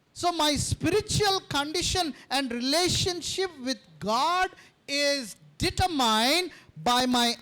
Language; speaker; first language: English; non-native, local second language; Telugu